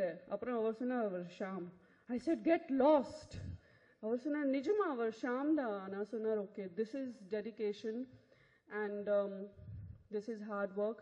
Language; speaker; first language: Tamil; non-native, learner; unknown